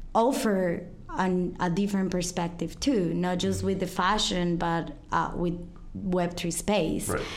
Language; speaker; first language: English; non-native, fluent; Spanish